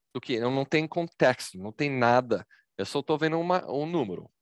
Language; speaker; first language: Portuguese; non-native, fluent; English